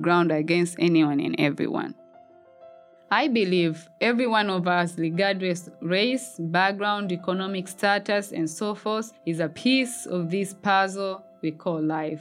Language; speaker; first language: English; non-native, local second language; Swahili